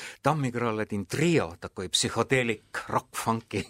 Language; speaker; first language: Russian; non-native, fluent; Estonian